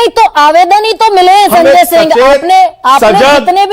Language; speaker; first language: Hindi; native; Hindi